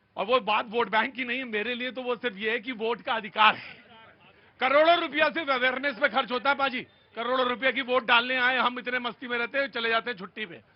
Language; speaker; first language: Hindi; native; Hindi